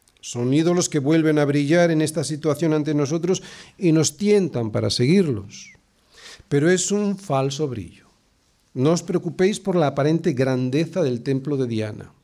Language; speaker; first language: Spanish; native; Spanish